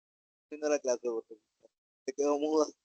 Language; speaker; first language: Spanish; native; Spanish